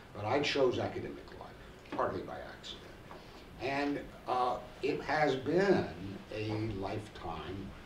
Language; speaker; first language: English; native; English